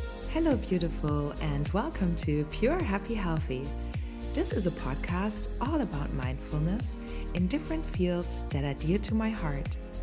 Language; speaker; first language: English; non-native, fluent; German